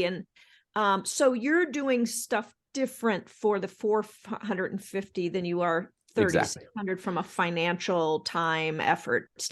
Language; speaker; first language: English; native; English